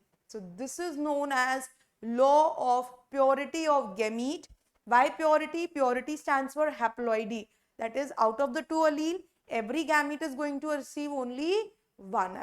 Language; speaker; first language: English; non-native, local second language; Hindi